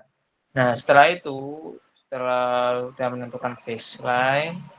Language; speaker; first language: Indonesian; non-native, local second language; Javanese